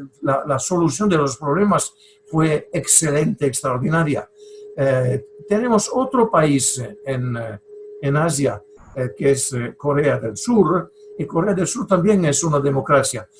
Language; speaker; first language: Spanish; non-native, fluent; Italian